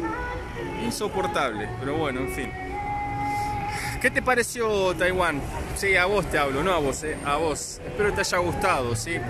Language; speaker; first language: Spanish; native; Spanish